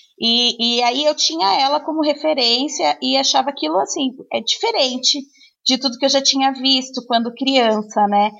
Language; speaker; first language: Portuguese; native; Portuguese